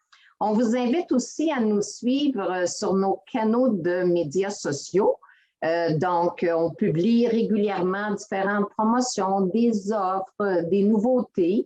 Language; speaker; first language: French; native; French